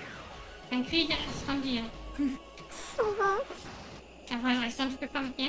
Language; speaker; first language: German; early bilingual, other home language; Japanese